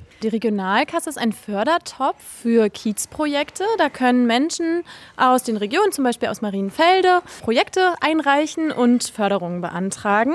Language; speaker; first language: German; native; German